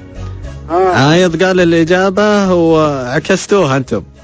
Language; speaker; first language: Arabic; native; Arabic